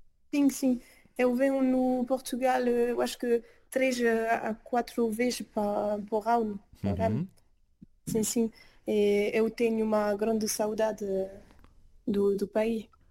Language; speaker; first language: Portuguese; early bilingual, heritage; French